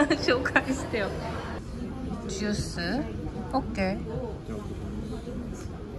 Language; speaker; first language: Japanese; non-native, fluent; Korean